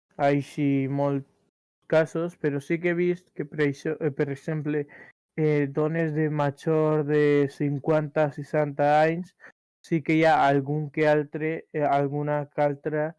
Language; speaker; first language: Catalan; early bilingual, other home language; Urdu